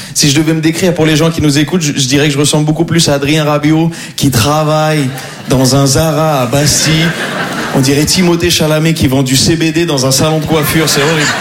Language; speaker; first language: French; non-native, local second language; Arabic